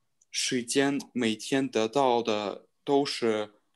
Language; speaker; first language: Chinese; non-native, learner; Russian